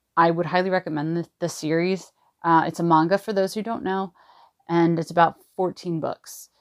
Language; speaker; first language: English; native; English